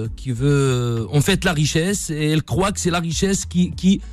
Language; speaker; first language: French; non-native, local second language; Arabic